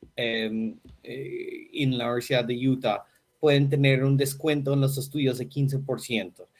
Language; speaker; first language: Spanish; non-native, fluent; English